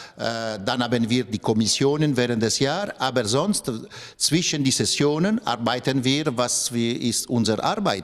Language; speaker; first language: German; non-native, local second language; French